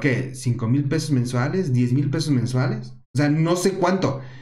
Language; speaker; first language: Spanish; native; Spanish